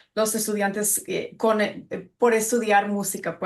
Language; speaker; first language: Spanish; early bilingual, other home language; English